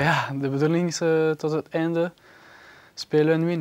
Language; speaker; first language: Dutch; non-native, learner; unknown